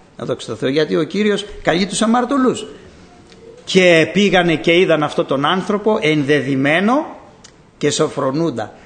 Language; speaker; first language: Greek; native; Greek